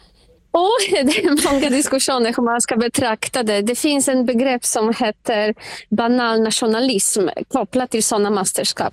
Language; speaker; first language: Swedish; non-native, fluent; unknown